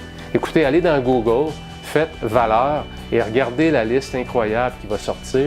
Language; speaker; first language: French; native; French